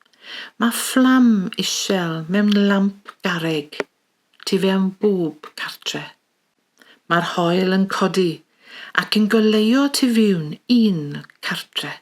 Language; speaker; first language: Welsh; native; Welsh